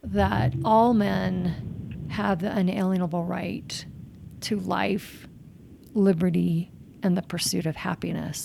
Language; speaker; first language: English; native; English